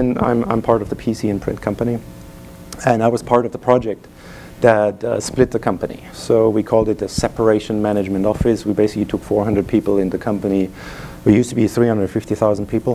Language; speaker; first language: English; non-native, fluent; German